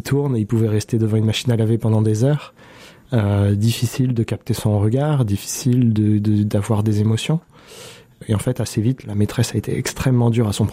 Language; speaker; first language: French; native; French